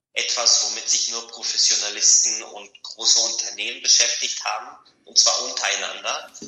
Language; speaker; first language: German; non-native, fluent; Bulgarian